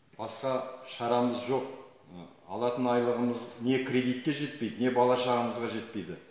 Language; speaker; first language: Kazakh; native; Kazakh